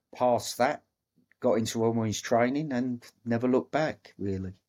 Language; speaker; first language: English; native; English